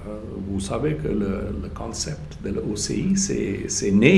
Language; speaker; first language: French; non-native, fluent; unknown